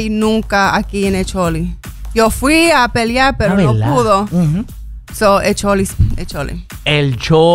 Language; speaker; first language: Spanish; early bilingual, heritage; English